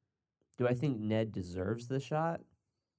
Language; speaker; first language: English; native; English